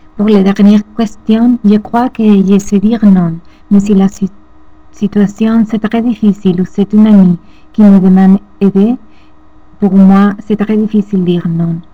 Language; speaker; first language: French; non-native, learner; Spanish